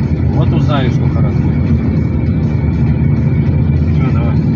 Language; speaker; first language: Russian; native; Russian